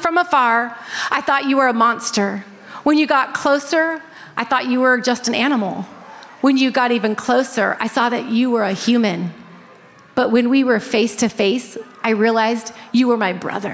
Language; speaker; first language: English; native; English